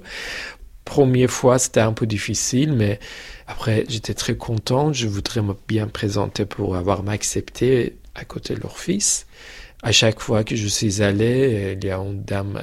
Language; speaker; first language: French; non-native, fluent; Persian